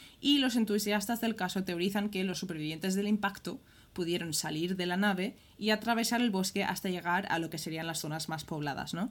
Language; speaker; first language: Spanish; early bilingual, other home language; English